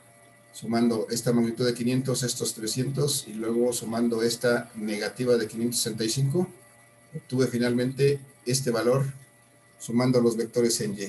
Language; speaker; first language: Spanish; native; Spanish